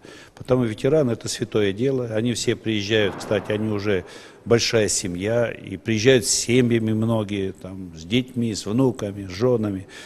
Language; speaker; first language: Russian; native; Russian